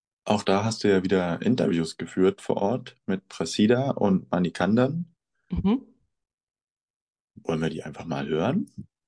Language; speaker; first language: German; native; German